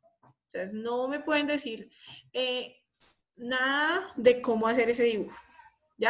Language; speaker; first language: Spanish; native; Spanish